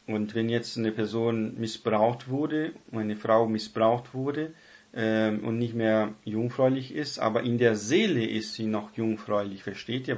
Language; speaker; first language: German; non-native, fluent; Portuguese